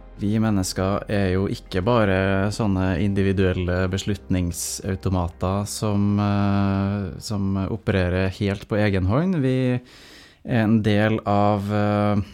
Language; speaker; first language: Norwegian; native; Norwegian